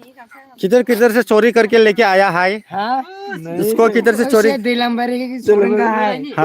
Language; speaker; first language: Hindi; non-native, local second language; Bodo